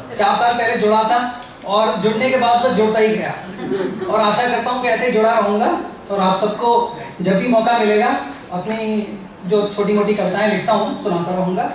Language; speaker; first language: Hindi; native; Hindi